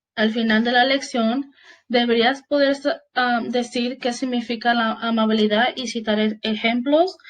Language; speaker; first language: Spanish; early bilingual, heritage; Spanish